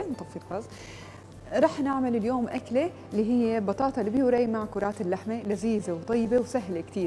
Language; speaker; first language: Arabic; native; Arabic